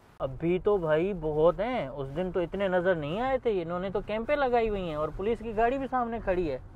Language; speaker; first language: Urdu; non-native, local second language; Sindhi